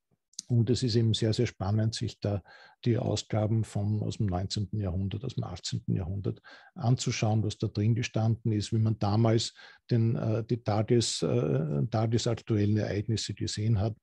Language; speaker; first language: German; native; German